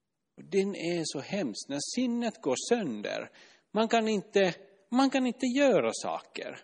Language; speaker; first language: Swedish; non-native, fluent; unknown